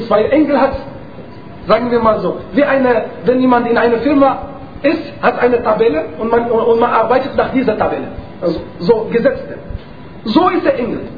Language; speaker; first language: German; non-native, fluent; Arabic